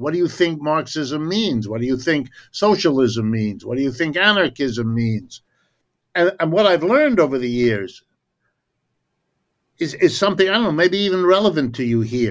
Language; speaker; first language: English; early bilingual, other home language; German